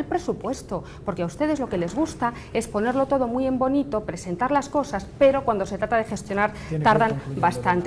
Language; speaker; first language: Spanish; native; Spanish